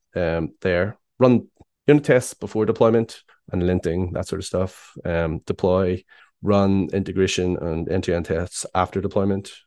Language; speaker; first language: English; native; English